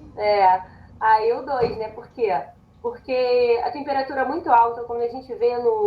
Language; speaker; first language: Portuguese; native; Portuguese